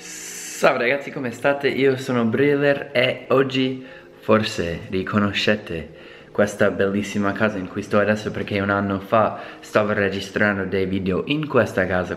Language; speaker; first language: Italian; non-native, fluent; English